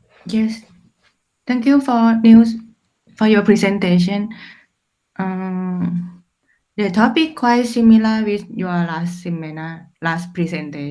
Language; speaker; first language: English; non-native, fluent; Thai